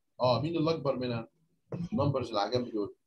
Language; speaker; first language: Arabic; native; Arabic